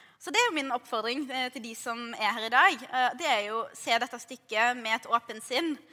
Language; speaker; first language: Norwegian; early bilingual, other home language; Arabic